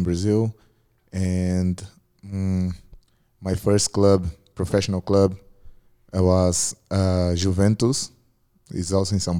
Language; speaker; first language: English; non-native, learner; Portuguese